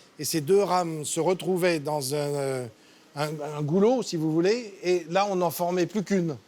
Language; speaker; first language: French; native; French